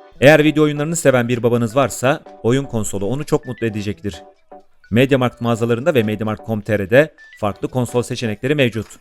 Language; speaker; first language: Turkish; native; Turkish